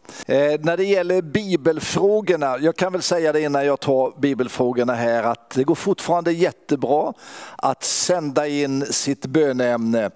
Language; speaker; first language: Swedish; native; Swedish